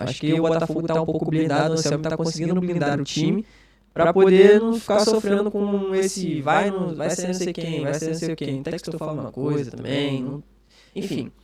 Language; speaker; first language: Portuguese; native; Portuguese